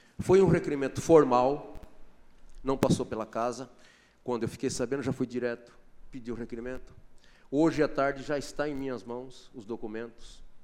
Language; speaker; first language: Portuguese; native; Portuguese